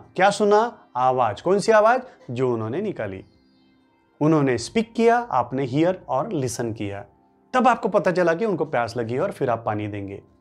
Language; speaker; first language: Hindi; non-native, local second language; Marathi